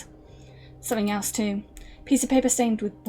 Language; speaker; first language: English; native; English